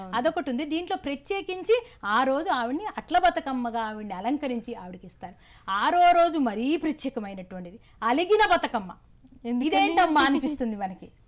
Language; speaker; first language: Telugu; native; Telugu